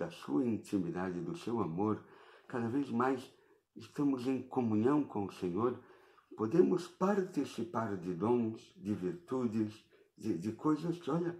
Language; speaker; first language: Portuguese; native; Portuguese